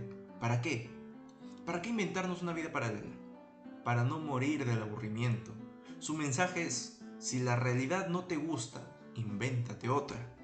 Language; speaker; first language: Spanish; native; Spanish